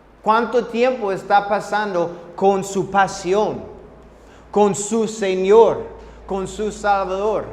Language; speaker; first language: Spanish; non-native, fluent; English